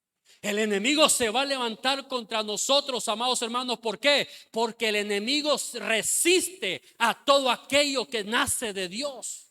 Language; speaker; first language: Spanish; native; Spanish